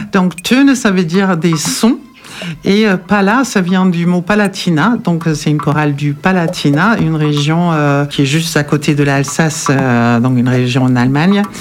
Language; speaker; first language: French; non-native, fluent; German